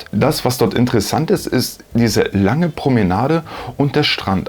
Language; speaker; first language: German; native; German